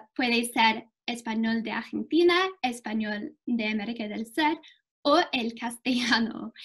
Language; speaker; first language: Spanish; non-native, fluent; English